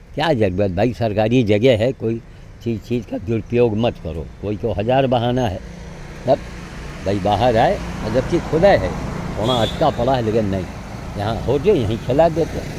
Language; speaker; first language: Hindi; native; Hindi